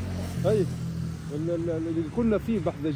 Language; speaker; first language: Arabic; native; Arabic